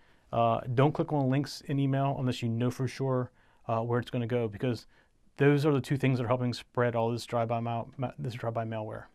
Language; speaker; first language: English; native; English